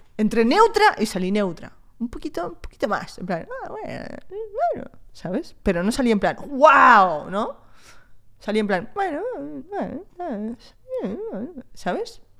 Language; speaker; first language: Spanish; early bilingual, other home language; French